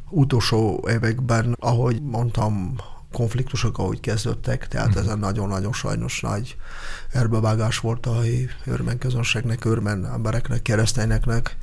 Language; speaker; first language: Hungarian; non-native, fluent; Armenian